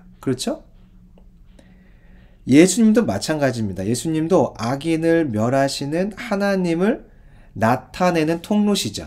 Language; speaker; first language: Korean; native; Korean